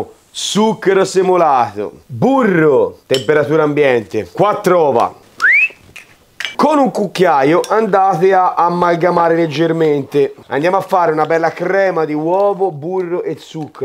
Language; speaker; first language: Italian; native; Italian